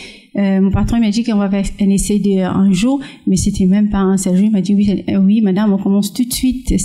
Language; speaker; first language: French; non-native, fluent; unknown